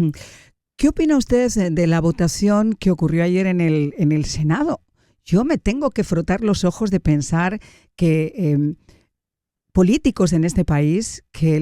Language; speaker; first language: Spanish; native; Spanish